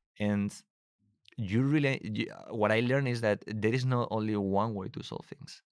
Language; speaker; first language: English; non-native, fluent; Spanish